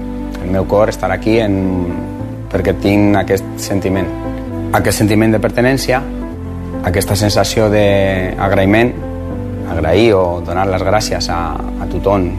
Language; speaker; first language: Catalan; non-native, fluent; Spanish